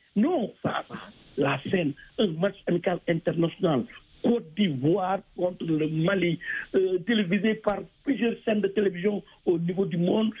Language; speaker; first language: French; non-native, local second language; Wolof